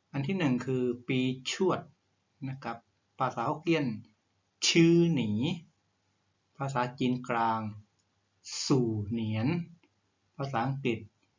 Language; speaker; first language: Thai; native; Thai